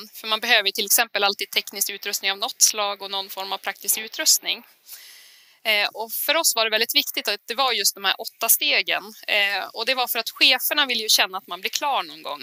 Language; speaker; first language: Swedish; native; Swedish